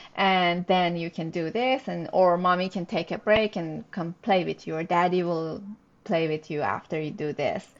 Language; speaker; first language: English; non-native, fluent; Persian